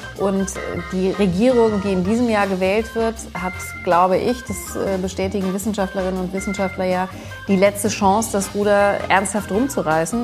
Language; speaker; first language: German; early bilingual, other home language; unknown